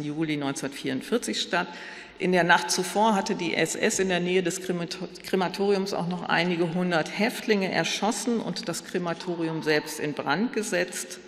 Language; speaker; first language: German; native; German